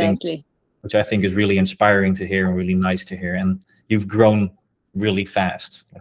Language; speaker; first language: English; non-native, fluent; Dutch